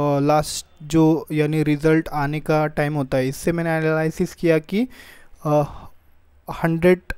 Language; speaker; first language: Hindi; native; Hindi